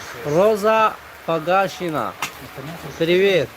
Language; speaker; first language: Russian; non-native, local second language; Tajik